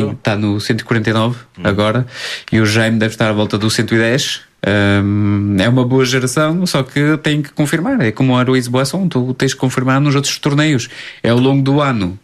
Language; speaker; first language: Portuguese; native; Portuguese